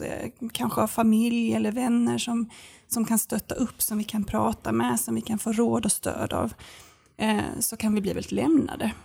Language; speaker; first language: Swedish; native; Swedish